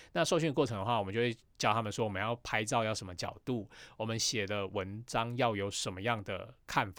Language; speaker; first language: Chinese; native; Chinese